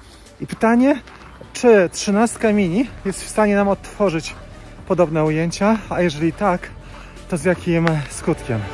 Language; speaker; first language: Polish; native; Polish